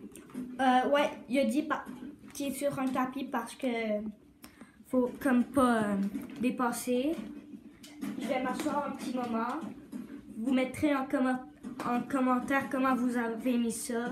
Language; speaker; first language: French; native; French